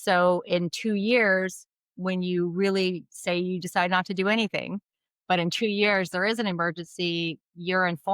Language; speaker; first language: English; native; English